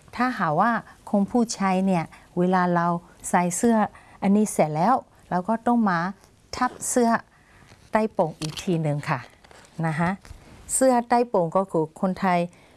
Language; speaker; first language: Thai; non-native, fluent; Burmese